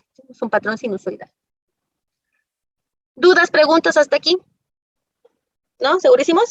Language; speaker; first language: Spanish; native; Spanish